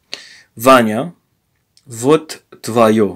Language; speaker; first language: Russian; non-native, learner; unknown